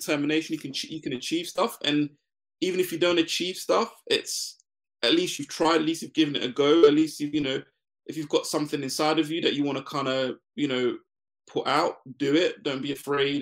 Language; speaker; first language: English; native; English